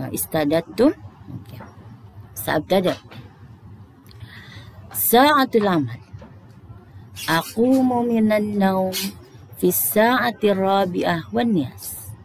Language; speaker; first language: Arabic; non-native, fluent; Indonesian